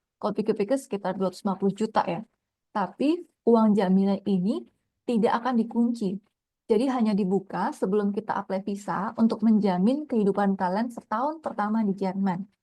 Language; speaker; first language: Indonesian; native; Indonesian